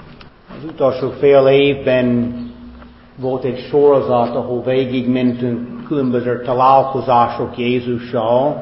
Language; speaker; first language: Hungarian; non-native, fluent; English